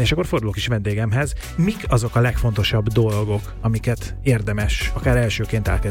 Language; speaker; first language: Hungarian; native; Hungarian